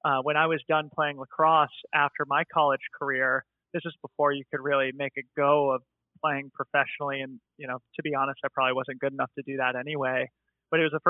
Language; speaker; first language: English; native; English